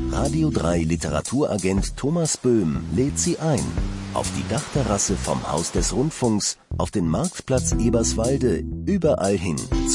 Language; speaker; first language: German; native; German